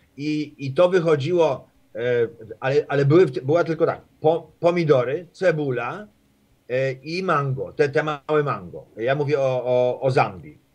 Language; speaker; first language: Polish; native; Polish